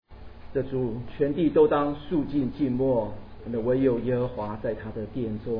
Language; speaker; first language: Chinese; native; Chinese